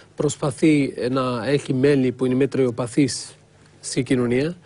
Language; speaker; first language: Greek; non-native, fluent; French